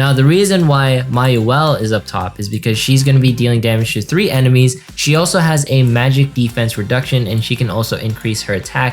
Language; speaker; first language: English; native; English